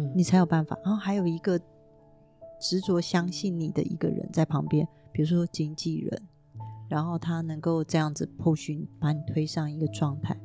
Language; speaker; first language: Chinese; native; Chinese